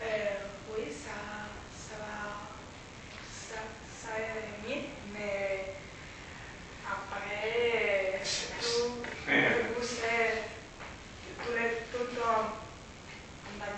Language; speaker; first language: French; non-native, learner; Spanish